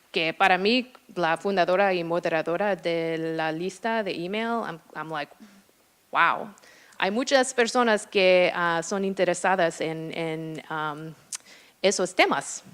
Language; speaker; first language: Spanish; non-native, fluent; English